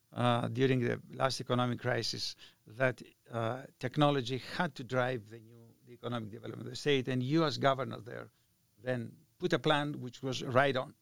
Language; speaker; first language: English; non-native, fluent; Greek